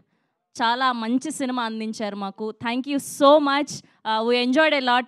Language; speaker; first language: Telugu; native; Telugu